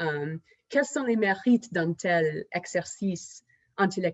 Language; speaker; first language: French; non-native, fluent; English